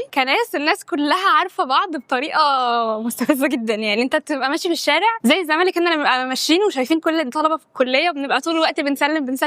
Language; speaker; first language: Arabic; native; Arabic